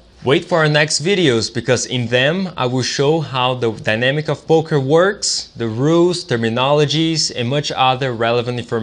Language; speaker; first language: English; non-native, fluent; Portuguese